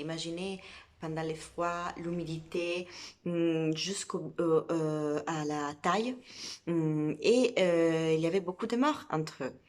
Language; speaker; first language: French; non-native, fluent; Italian